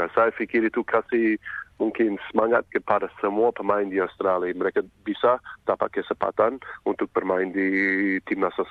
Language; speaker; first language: Indonesian; non-native, fluent; English